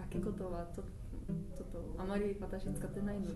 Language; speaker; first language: Japanese; non-native, learner; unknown